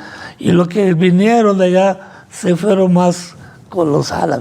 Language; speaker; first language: Spanish; non-native, fluent; Arabic